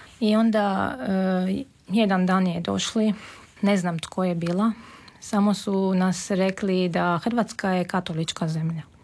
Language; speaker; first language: Serbian; non-native, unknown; Armenian